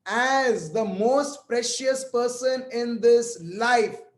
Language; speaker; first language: English; non-native, local second language; Hindi